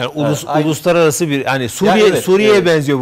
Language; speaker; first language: Turkish; native; Turkish